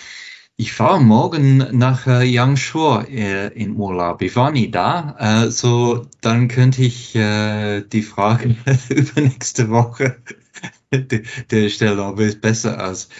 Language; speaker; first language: German; non-native, fluent; English